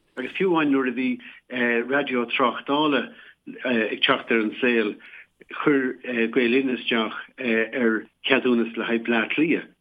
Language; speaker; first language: Irish; native; Irish